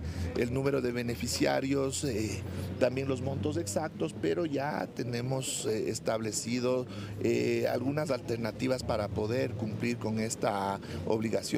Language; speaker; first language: Spanish; native; Spanish